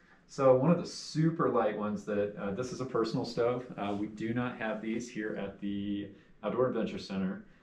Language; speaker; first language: English; native; English